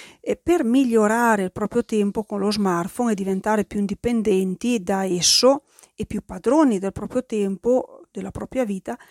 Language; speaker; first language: Italian; native; Italian